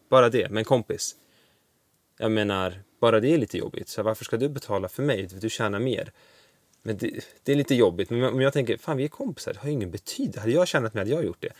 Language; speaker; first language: Swedish; early bilingual, other home language; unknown